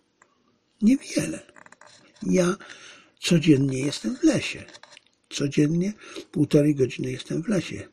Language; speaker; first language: Polish; native; Polish